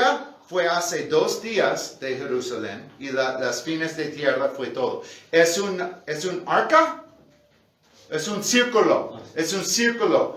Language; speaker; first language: Spanish; non-native, fluent; English